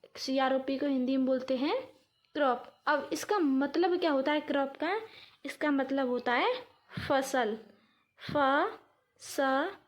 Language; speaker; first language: Hindi; native; Hindi